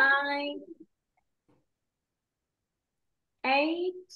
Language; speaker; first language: English; non-native, fluent; Vietnamese